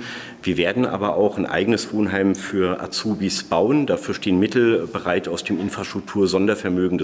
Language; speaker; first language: German; native; German